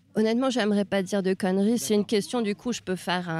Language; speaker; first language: French; non-native, fluent; Hungarian